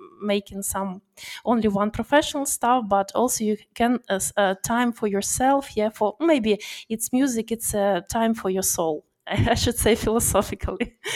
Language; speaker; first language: English; non-native, learner; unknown